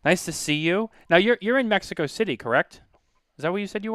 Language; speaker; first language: English; native; English